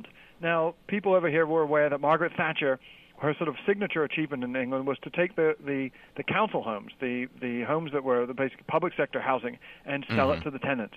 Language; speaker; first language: English; native; English